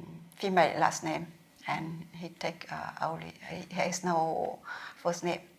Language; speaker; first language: English; non-native, learner; Vietnamese